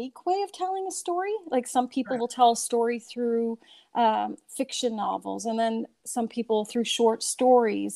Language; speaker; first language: English; native; English